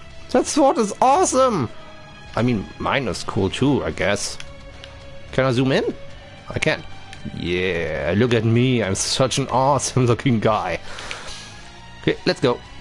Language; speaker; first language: English; non-native, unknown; German